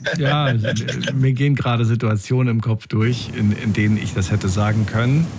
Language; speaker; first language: German; native; German